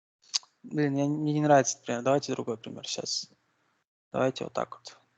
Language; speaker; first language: Russian; native; Russian